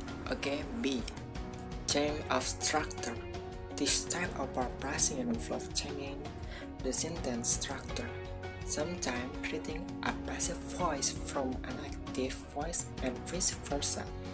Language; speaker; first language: English; non-native, learner; Indonesian